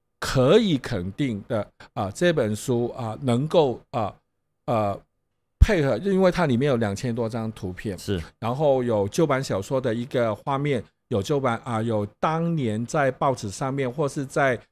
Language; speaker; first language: Chinese; non-native, local second language; Cantonese